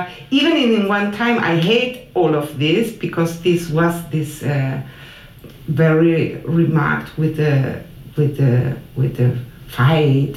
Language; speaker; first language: English; non-native, fluent; Spanish